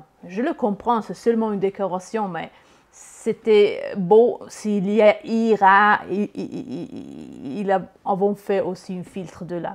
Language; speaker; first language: French; non-native, learner; Italian